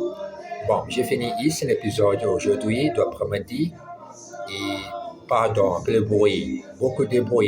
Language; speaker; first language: French; non-native, learner; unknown